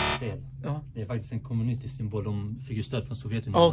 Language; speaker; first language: Swedish; native; Swedish